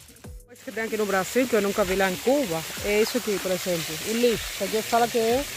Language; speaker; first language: Portuguese; non-native, fluent; Spanish